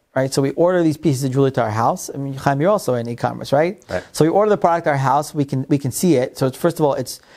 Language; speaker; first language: English; non-native, fluent; Hebrew